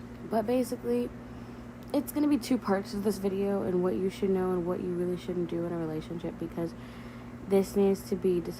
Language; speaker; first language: English; native; English